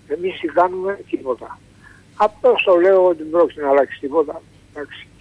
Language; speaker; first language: Greek; native; Greek